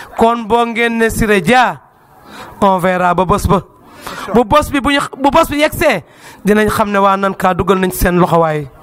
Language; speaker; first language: Wolof; non-native, local second language; Fula